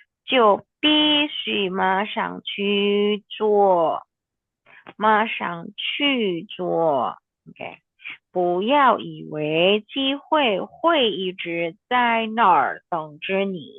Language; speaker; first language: Chinese; non-native, fluent; Indonesian